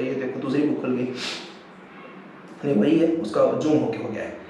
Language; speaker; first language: Hindi; native; Hindi